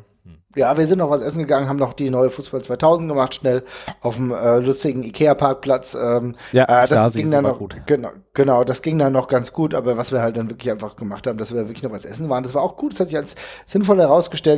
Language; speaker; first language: German; native; German